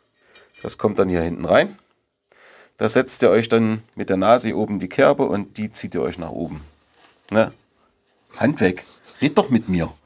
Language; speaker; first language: German; native; German